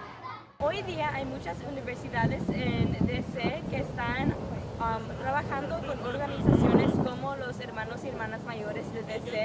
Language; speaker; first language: Spanish; non-native, fluent; English